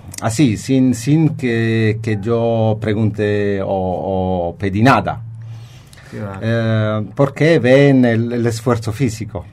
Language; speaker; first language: Spanish; non-native, fluent; Italian